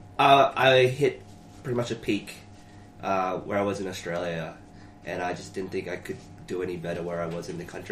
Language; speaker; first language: English; native; English